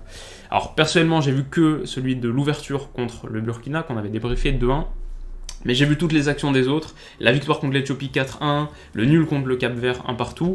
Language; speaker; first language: French; native; French